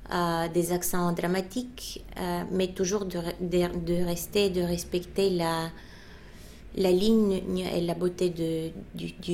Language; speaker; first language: French; non-native, fluent; Bulgarian